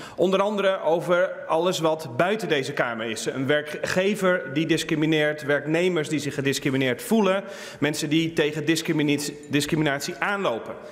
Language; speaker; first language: Dutch; native; Dutch